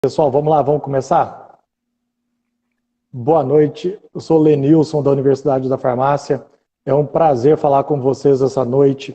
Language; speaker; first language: Portuguese; native; Portuguese